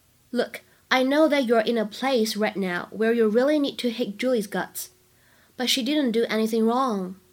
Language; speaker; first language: English; non-native, fluent; Chinese